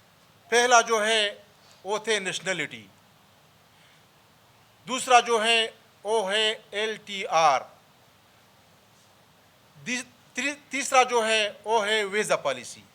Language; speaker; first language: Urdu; early bilingual, other home language; Pashto